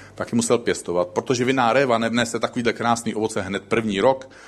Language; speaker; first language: Czech; native; Czech